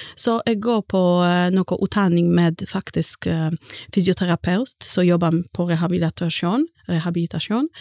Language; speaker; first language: Norwegian; non-native, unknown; Polish